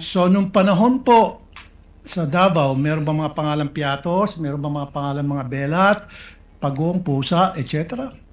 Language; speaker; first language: Filipino; non-native, local second language; Cebuano